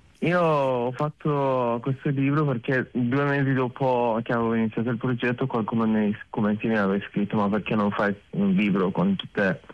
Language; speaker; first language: Italian; non-native, learner; Persian